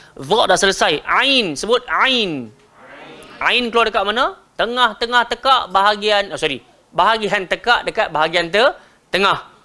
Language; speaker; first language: Malay; native; Malay